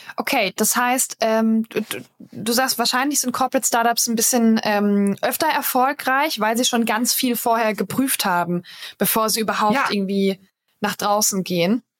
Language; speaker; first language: German; native; German